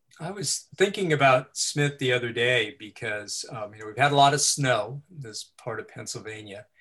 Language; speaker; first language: English; native; English